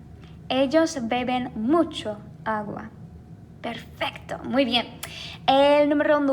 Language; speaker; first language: Spanish; non-native, fluent; English